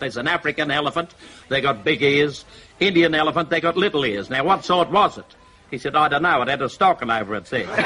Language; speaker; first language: English; native; English